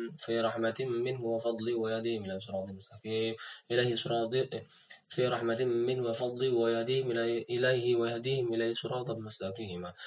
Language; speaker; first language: Arabic; non-native, learner; Indonesian